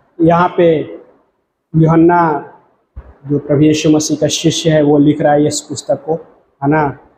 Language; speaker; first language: Hindi; non-native, local second language; Marathi